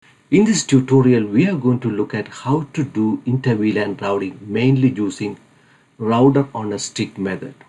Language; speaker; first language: English; non-native, fluent; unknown